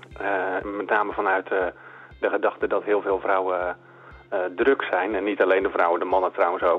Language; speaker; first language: Dutch; native; Dutch